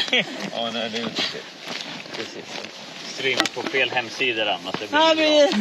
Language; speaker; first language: Swedish; native; Swedish